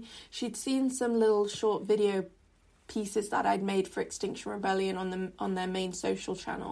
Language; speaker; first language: English; non-native, local second language; Cantonese